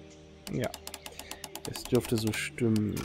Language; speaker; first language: German; native; German